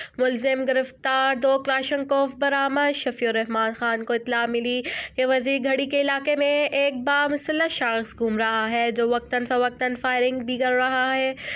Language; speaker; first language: Urdu; non-native, local second language; Pashto